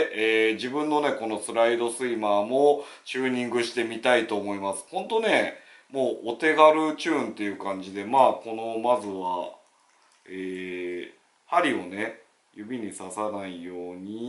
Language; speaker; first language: Japanese; native; Japanese